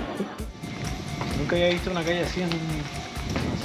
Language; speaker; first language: Spanish; native; Spanish